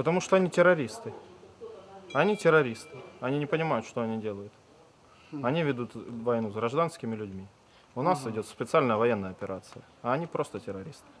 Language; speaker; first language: Russian; native; Russian